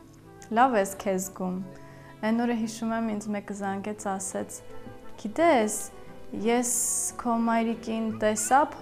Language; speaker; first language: Armenian; early bilingual, heritage; Armenian